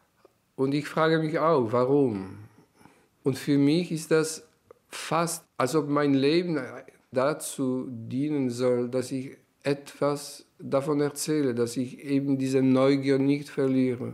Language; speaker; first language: German; non-native, fluent; Polish